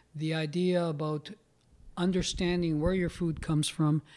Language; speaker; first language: English; early bilingual, other home language; Italian